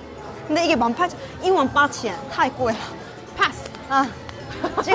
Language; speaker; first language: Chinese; non-native, learner; Korean